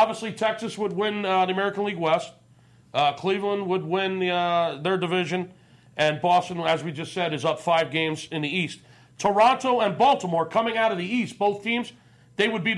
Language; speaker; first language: English; native; English